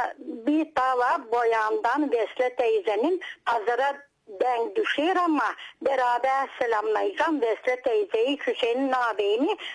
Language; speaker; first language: Turkish; native; Turkish